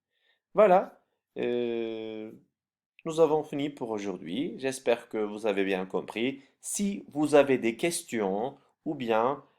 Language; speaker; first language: French; non-native, fluent; Turkish